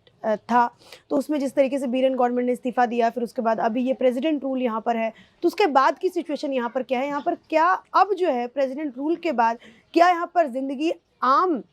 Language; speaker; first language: Hindi; native; Hindi